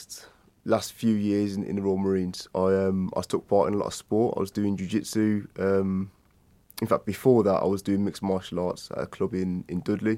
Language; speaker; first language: English; native; English